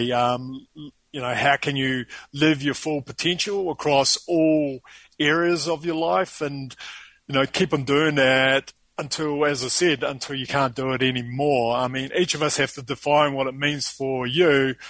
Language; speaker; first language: English; native; English